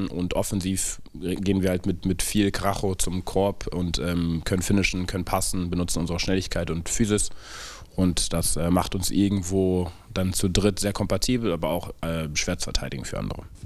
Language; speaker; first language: German; native; German